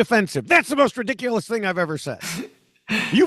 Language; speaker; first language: English; native; English